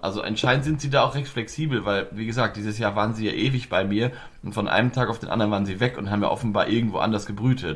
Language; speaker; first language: German; native; German